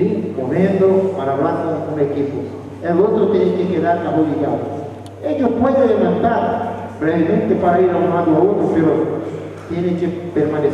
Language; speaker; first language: Spanish; non-native, fluent; Portuguese